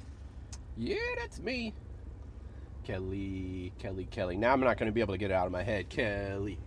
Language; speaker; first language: English; native; English